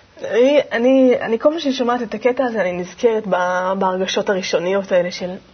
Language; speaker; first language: Hebrew; native; Hebrew